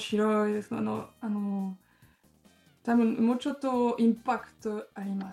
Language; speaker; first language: Japanese; non-native, learner; French